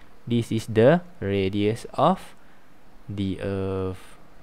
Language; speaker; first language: English; non-native, local second language; Malay